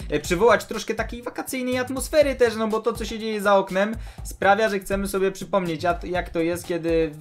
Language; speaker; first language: Polish; native; Polish